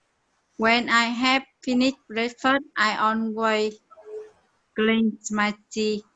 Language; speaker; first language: English; non-native, learner; Vietnamese